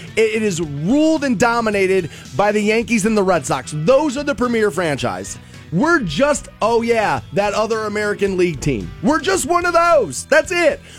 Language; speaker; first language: English; native; English